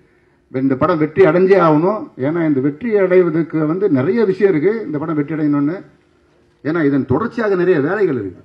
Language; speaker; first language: Tamil; native; Tamil